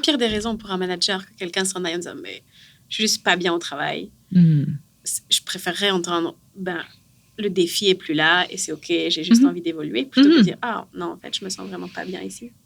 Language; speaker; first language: French; native; French